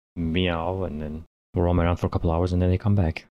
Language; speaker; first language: English; non-native, fluent; Turkish